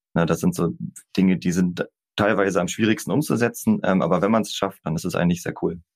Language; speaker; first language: German; native; German